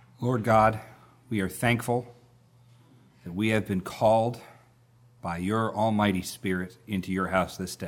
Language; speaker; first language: English; native; English